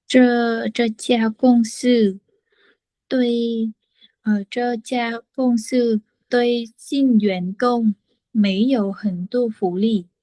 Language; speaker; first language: Chinese; non-native, learner; Vietnamese